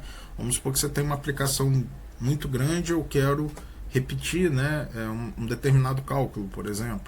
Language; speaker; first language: Portuguese; native; Portuguese